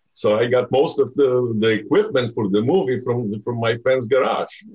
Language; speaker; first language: English; non-native, fluent; Bulgarian